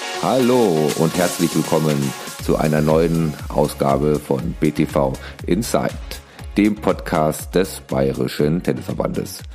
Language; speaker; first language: German; native; German